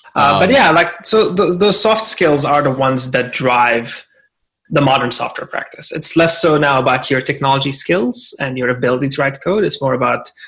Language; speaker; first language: English; non-native, fluent; Arabic